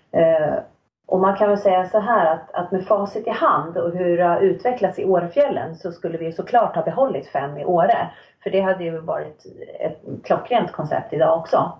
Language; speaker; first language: Swedish; native; Swedish